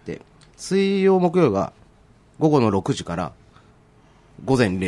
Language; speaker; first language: Japanese; native; Japanese